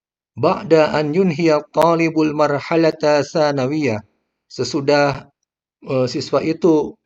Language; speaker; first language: Arabic; non-native, fluent; Indonesian